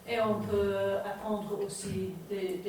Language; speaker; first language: French; non-native, learner; English